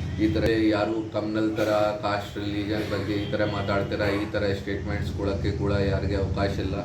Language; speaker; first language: Kannada; non-native, fluent; Hindi